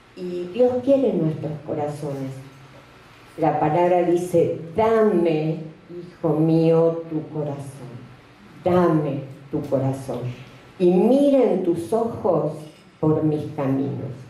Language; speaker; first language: Spanish; native; Spanish